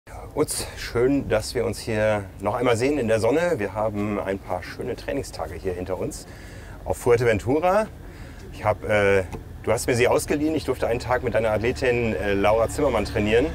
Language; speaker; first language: German; native; German